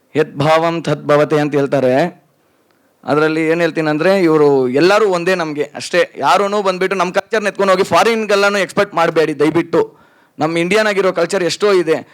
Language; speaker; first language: Kannada; non-native, local second language; Lambadi